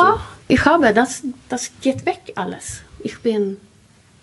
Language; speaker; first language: German; non-native, learner; Swedish